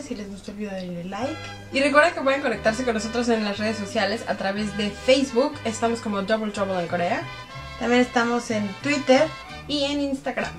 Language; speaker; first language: Spanish; native; Spanish